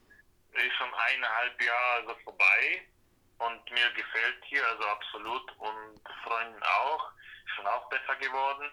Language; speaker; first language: German; non-native, fluent; Slovak